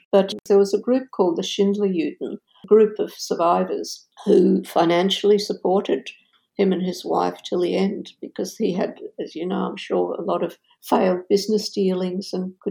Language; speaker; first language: English; native; English